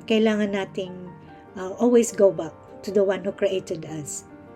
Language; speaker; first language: English; non-native, local second language; Filipino